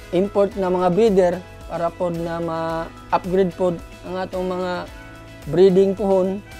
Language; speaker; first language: Cebuano; native; Cebuano